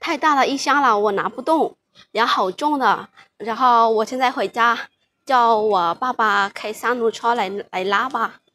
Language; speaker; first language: Chinese; non-native, fluent; Lao